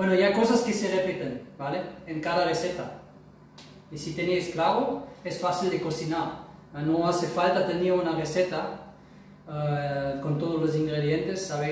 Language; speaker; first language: Spanish; non-native, fluent; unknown